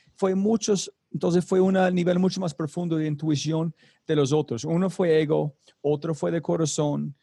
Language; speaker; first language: Spanish; non-native, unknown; English